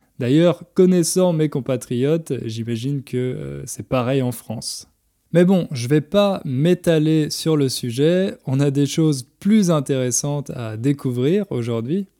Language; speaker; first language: French; native; French